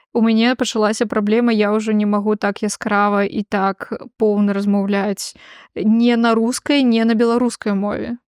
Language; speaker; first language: Belarusian; non-native, local second language; Russian